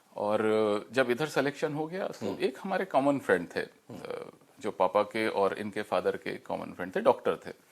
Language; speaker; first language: Hindi; native; Hindi